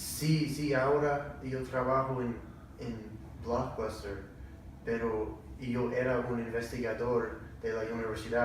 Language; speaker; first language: Spanish; non-native, learner; English